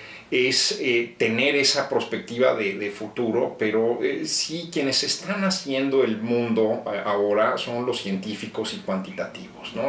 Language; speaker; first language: Spanish; native; Spanish